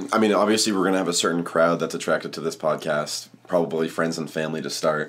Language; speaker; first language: English; native; English